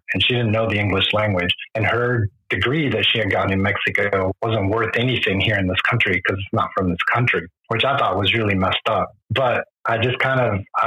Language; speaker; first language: English; non-native, fluent; Spanish